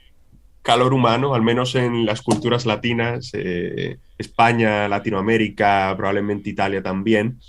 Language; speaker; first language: Spanish; native; Spanish